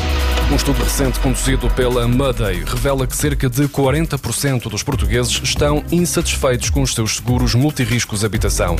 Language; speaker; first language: Portuguese; native; Portuguese